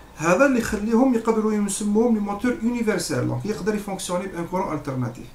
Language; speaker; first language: French; non-native, local second language; Arabic